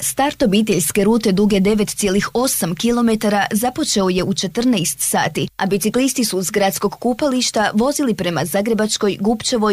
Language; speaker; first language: Serbian; native; Serbian